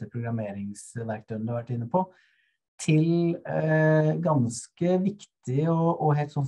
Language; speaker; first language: Norwegian; native; Norwegian